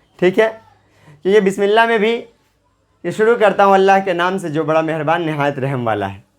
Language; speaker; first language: Urdu; native; Urdu